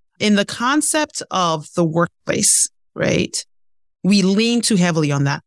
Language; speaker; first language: English; non-native, local second language; Ibibio